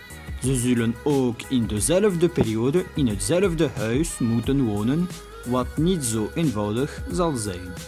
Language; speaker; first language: Dutch; non-native, fluent; French